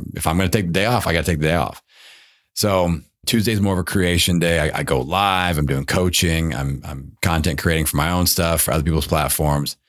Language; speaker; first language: English; native; English